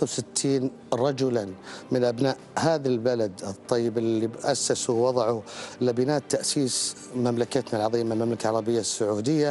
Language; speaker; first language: Arabic; native; Arabic